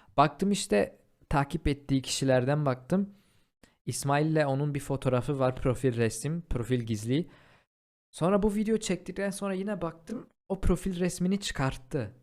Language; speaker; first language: Turkish; early bilingual, heritage; Turkish